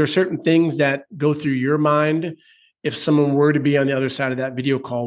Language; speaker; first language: English; native; English